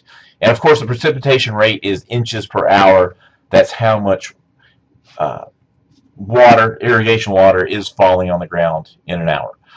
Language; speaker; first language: English; native; English